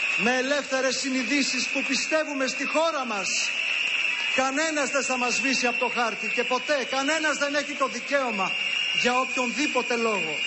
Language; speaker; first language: Greek; early bilingual, heritage; Greek